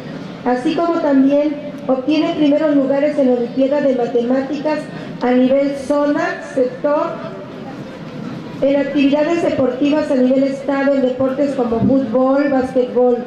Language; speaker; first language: Spanish; native; Spanish